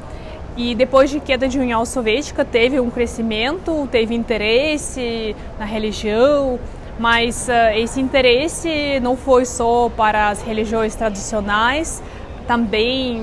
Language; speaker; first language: Portuguese; non-native, fluent; Russian